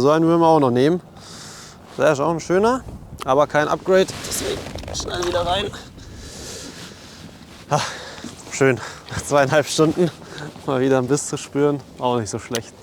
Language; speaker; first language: German; native; German